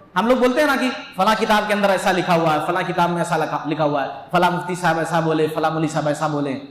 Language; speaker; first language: Urdu; native; Urdu